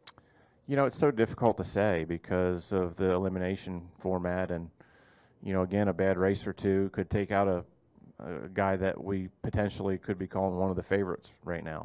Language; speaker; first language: English; native; English